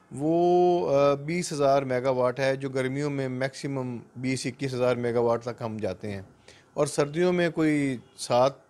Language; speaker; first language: Urdu; non-native, local second language; Punjabi